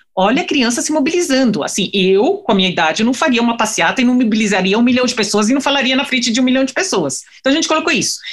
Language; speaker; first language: Portuguese; non-native, fluent; French